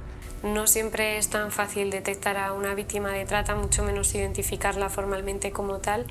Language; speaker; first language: Spanish; native; Spanish